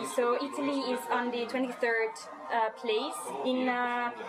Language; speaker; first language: English; non-native, fluent; Italian